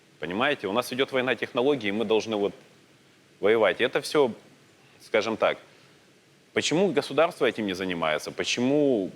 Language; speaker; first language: Russian; native; Russian